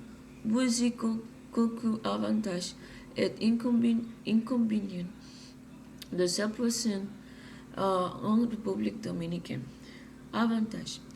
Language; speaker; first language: French; non-native, learner; Spanish